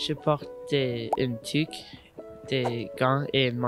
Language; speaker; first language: French; non-native, learner; English